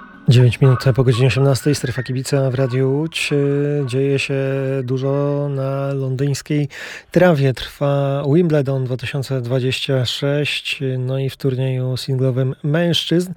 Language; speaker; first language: Polish; native; Polish